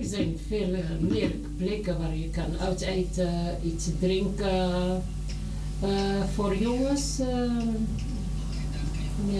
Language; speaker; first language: Dutch; non-native, learner; Arabic